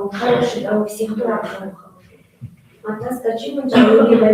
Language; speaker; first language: Russian; non-native, local second language; Kazakh